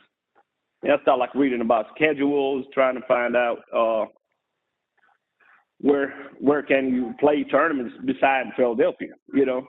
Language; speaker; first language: English; non-native, fluent; Arabic